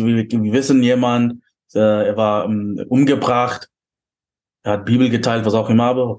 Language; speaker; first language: German; non-native, fluent; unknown